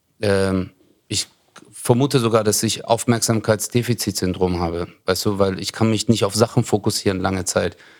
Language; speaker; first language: German; early bilingual, other home language; Turkish